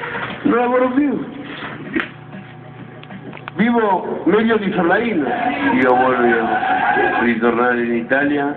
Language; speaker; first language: Italian; non-native, fluent; Spanish